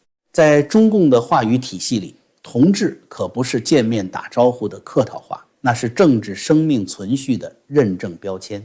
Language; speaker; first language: Chinese; native; Chinese